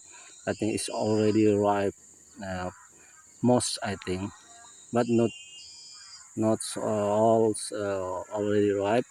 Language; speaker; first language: English; non-native, learner; Indonesian